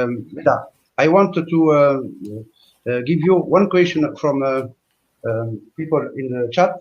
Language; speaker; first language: English; non-native, learner; French